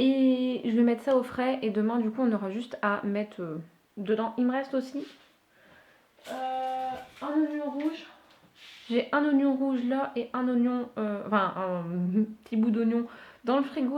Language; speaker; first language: French; native; French